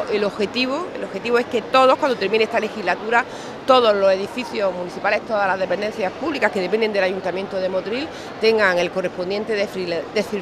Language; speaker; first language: Spanish; native; Spanish